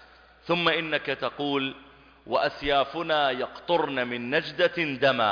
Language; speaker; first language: Arabic; native; Arabic